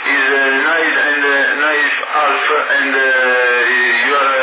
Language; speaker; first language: English; non-native, learner; Italian